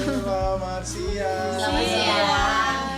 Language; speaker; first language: Indonesian; non-native, learner; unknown